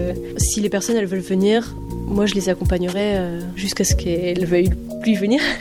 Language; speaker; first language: French; native; French